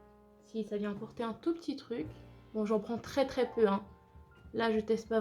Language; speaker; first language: French; native; French